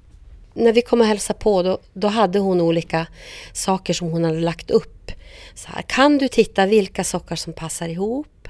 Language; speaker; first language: Swedish; native; Swedish